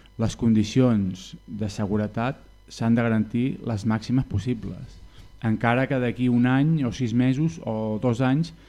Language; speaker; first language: Catalan; native; Catalan